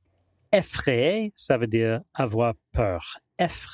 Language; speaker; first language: French; non-native, fluent; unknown